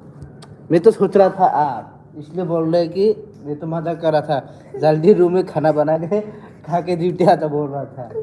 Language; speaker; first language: Hindi; non-native, local second language; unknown